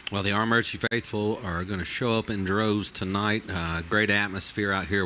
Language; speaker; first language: English; native; English